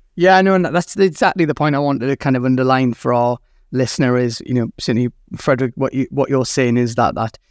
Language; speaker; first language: English; native; English